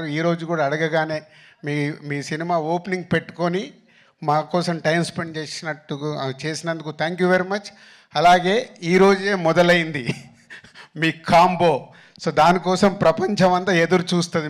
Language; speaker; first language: Telugu; native; Telugu